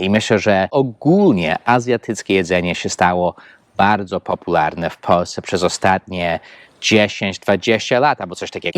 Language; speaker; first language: Polish; non-native, fluent; English